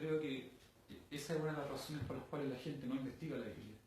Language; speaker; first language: Spanish; native; Spanish